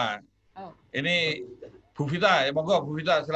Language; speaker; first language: Indonesian; native; Indonesian